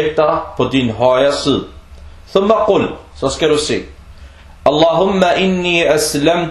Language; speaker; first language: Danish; early bilingual, other home language; Arabic